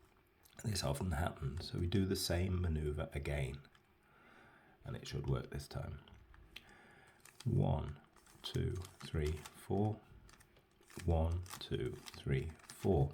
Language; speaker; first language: English; native; English